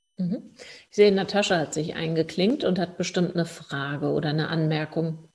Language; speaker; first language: German; native; German